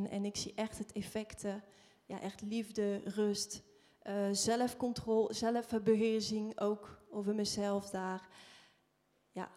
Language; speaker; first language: Dutch; non-native, fluent; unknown